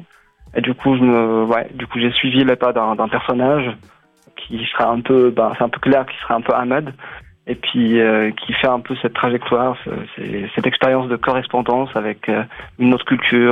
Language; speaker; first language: French; non-native, local second language; Arabic